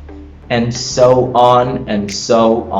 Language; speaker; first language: English; non-native, fluent; Spanish